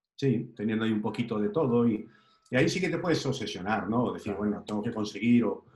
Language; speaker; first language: Spanish; native; Spanish